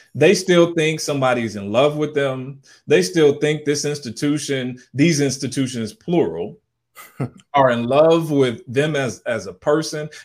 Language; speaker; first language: English; native; English